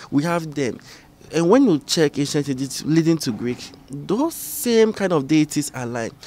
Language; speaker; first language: English; non-native, local second language; Ga